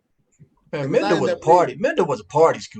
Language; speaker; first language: English; native; English